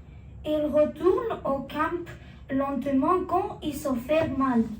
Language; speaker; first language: French; non-native, learner; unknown